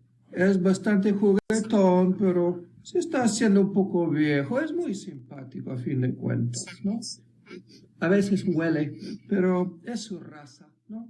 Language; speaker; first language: Spanish; early bilingual, heritage; Spanish